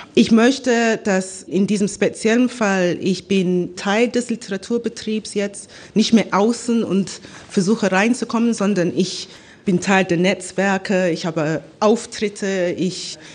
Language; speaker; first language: German; non-native, fluent; English